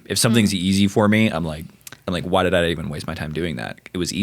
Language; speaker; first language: English; native; English